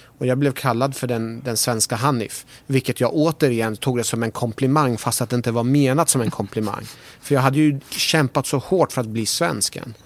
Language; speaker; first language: Swedish; early bilingual, other home language; Persian